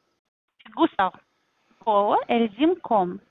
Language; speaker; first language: German; non-native, learner; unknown